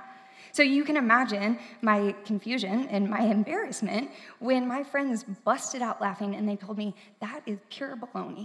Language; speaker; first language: English; native; English